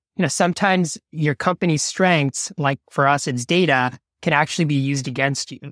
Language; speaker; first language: English; non-native, local second language; Bangla